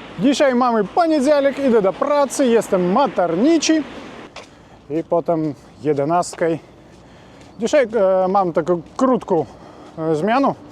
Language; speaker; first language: Polish; non-native, fluent; Russian